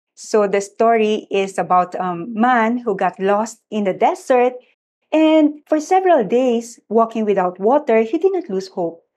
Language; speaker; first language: English; non-native, local second language; Filipino